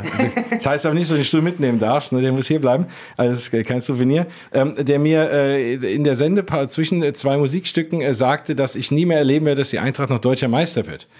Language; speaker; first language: German; native; German